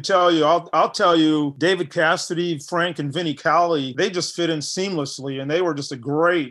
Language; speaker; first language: English; native; English